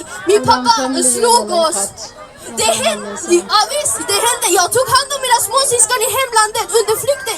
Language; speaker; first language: Swedish; early bilingual, other home language; Somali